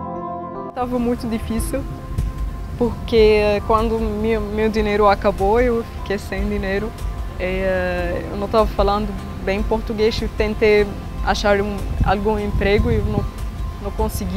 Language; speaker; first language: Portuguese; non-native, learner; Arabic